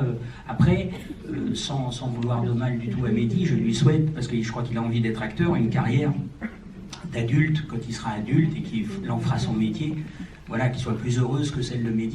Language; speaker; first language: French; native; French